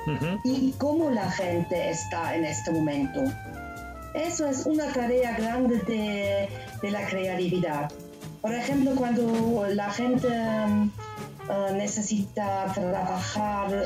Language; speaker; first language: Spanish; non-native, learner; German